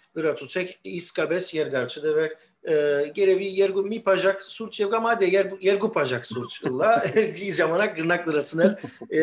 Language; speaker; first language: Armenian; early bilingual, heritage; Armenian